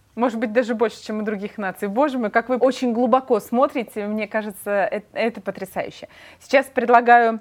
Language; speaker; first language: Russian; native; Russian